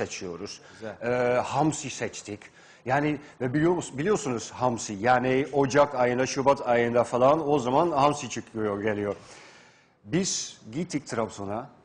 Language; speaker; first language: Turkish; non-native, fluent; Dutch